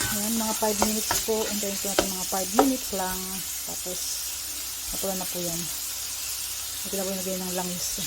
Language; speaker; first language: Filipino; non-native, local second language; Bikol